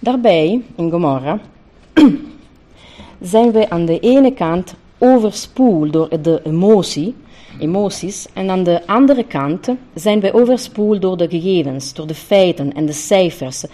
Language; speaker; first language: Dutch; non-native, fluent; Italian